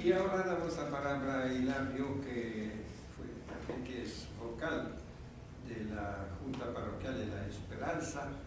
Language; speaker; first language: Spanish; non-native, fluent; French